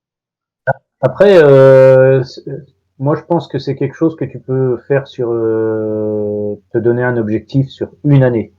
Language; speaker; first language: French; native; French